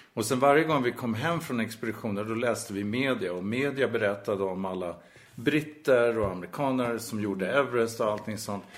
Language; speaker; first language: Swedish; native; Swedish